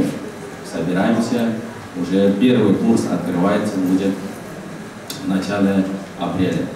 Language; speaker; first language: Russian; non-native, fluent; Chinese